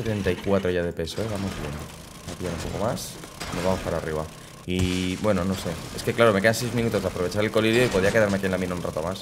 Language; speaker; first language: Spanish; native; Spanish